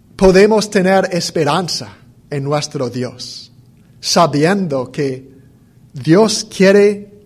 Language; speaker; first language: Spanish; non-native, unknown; English